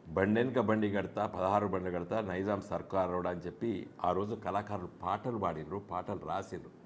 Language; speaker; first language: Telugu; native; Telugu